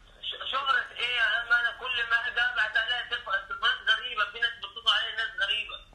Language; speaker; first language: Arabic; native; Arabic